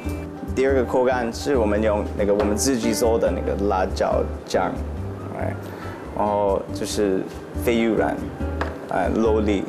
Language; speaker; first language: Chinese; non-native, learner; English